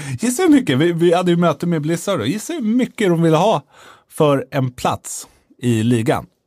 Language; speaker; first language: Swedish; native; Swedish